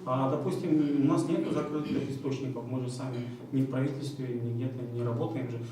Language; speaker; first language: Russian; non-native, local second language; Kyrgyz